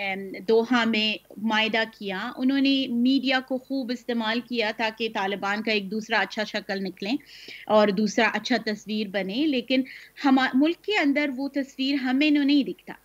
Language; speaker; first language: Hindi; non-native, fluent; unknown